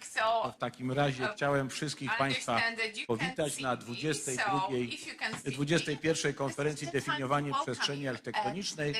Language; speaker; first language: Polish; native; Polish